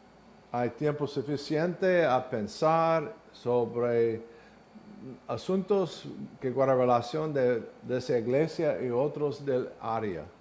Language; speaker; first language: Spanish; non-native, learner; English